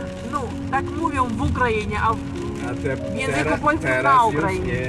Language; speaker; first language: Polish; non-native, fluent; Ukrainian